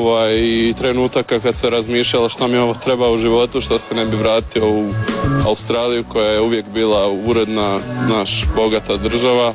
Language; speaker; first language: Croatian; early bilingual, heritage; English